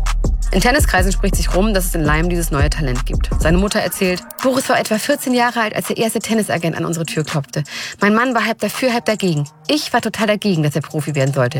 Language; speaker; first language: German; native; German